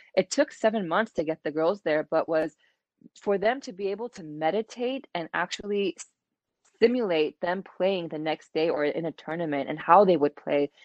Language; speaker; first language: English; native; English